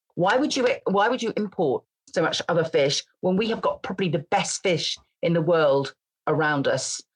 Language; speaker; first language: English; native; English